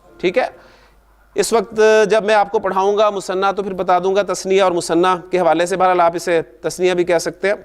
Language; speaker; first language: Urdu; native; Urdu